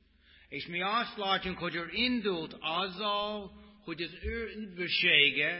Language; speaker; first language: Hungarian; non-native, fluent; English